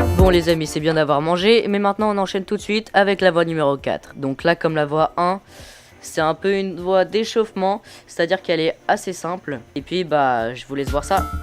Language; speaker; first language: French; native; French